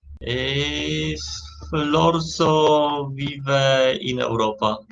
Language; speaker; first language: Italian; non-native, learner; Polish